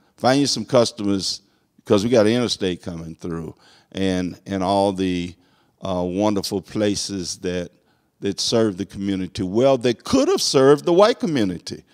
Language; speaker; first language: English; native; English